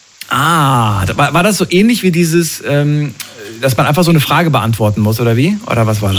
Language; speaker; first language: German; native; German